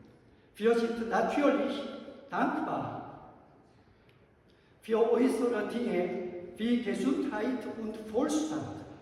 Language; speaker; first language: German; non-native, learner; Korean